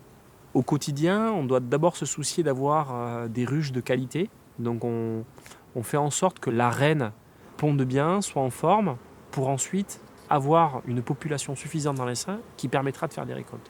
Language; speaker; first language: French; native; French